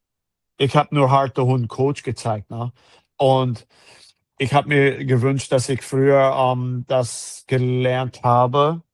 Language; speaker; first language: German; non-native, fluent; English